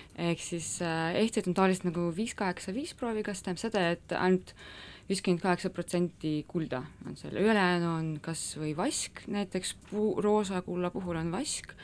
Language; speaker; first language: Estonian; non-native, local second language; Russian